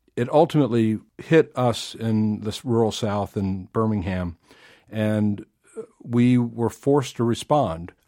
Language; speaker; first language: English; native; English